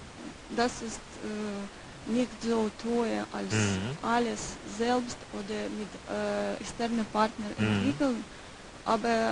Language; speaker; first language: German; non-native, learner; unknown